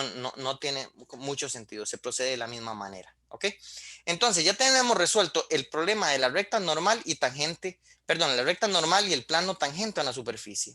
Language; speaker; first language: Spanish; native; Spanish